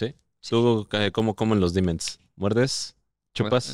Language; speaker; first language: Spanish; native; Spanish